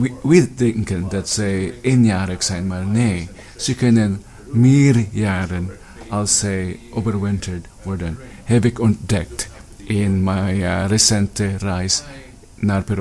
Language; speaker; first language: Dutch; non-native, learner; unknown